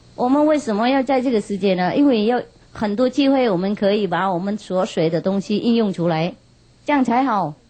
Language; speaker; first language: Chinese; non-native, fluent; Vietnamese